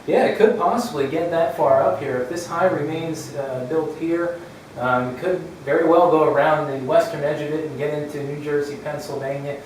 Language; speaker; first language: English; native; English